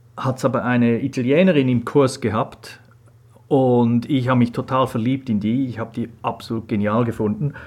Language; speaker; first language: German; native; German